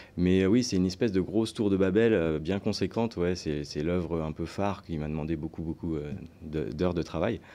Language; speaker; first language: French; native; French